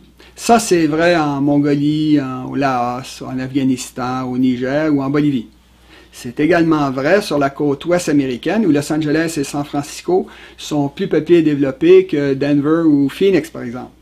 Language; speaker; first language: French; native; French